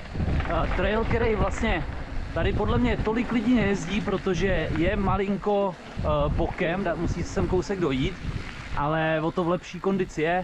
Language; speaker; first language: Czech; native; Czech